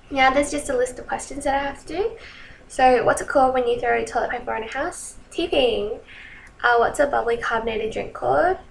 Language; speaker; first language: English; native; English